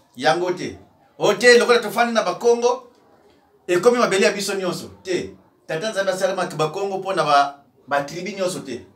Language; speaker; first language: Lingala; non-native, local second language; Kongo